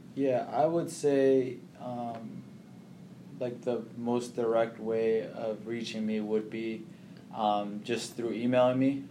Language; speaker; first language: English; early bilingual, other home language; Somali